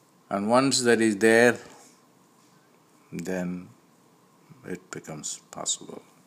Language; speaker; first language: English; non-native, local second language; Tamil